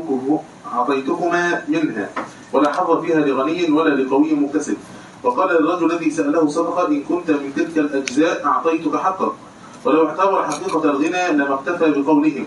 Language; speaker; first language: Arabic; native; Arabic